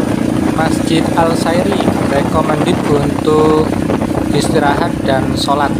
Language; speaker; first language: Indonesian; native; Indonesian